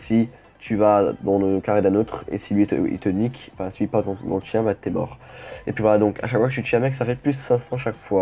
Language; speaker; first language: French; native; French